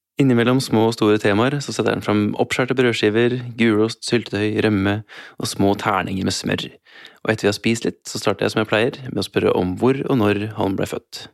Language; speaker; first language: Norwegian; native; Norwegian